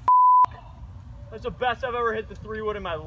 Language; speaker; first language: English; native; English